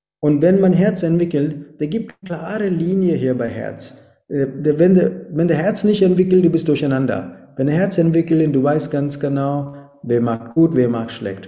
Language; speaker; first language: German; non-native, fluent; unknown